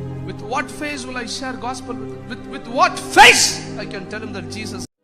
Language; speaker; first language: English; non-native, local second language; Tamil